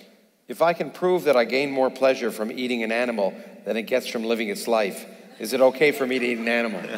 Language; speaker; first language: English; native; English